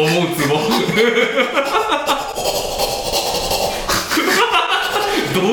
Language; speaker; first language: Japanese; native; Japanese